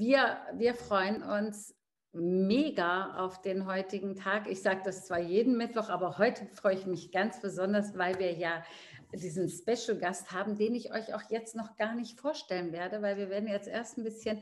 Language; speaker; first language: German; native; German